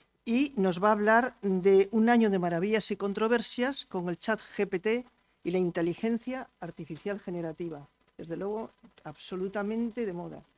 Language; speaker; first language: Spanish; native; Spanish